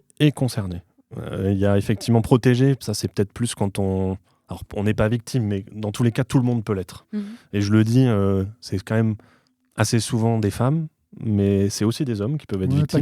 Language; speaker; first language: French; native; French